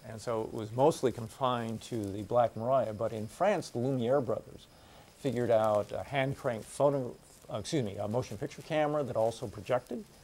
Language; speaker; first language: English; native; English